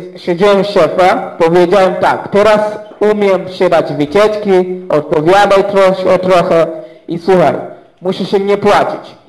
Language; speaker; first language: Polish; non-native, learner; Swahili